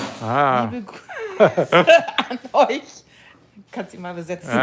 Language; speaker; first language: German; native; German